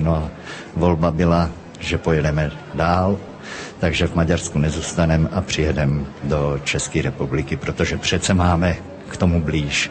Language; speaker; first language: Czech; early bilingual, heritage; Czech